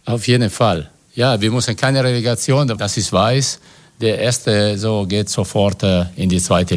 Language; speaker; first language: German; non-native, fluent; Italian